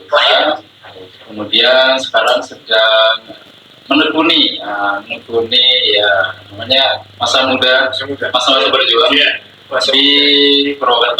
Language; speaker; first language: Indonesian; native; Indonesian